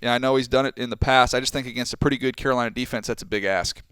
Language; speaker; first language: English; native; English